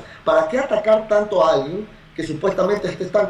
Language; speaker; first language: Spanish; native; Spanish